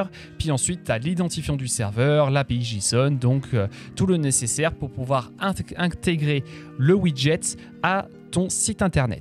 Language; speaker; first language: French; native; French